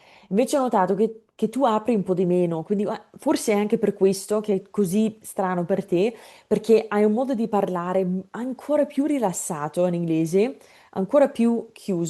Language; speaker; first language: Italian; non-native, fluent; English